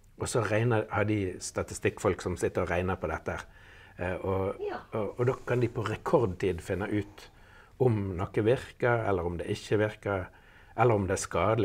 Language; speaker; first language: Norwegian; native; Norwegian